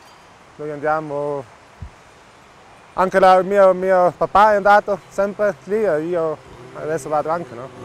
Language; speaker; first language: Italian; non-native, local second language; German